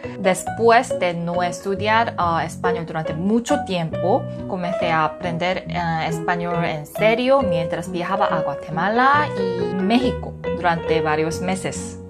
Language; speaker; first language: Spanish; non-native, learner; Korean